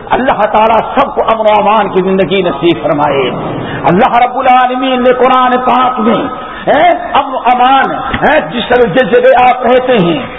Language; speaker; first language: Urdu; native; Urdu